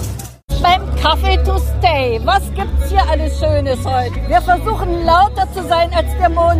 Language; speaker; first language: German; native; German